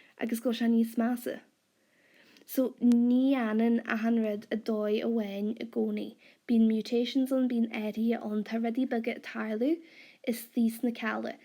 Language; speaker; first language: Irish; non-native, local second language; English